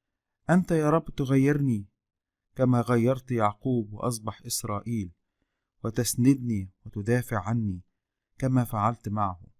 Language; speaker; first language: Arabic; native; Arabic